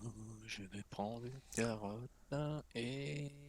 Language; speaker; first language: French; native; French